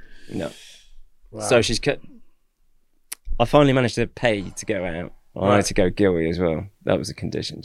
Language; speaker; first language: English; native; English